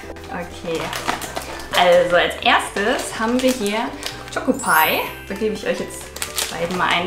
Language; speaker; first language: German; native; German